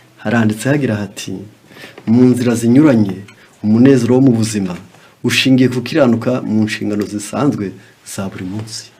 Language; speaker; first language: Kinyarwanda; native; Kinyarwanda